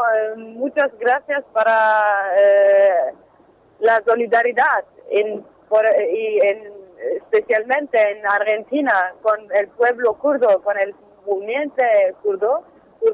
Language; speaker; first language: Spanish; non-native, learner; Kurdish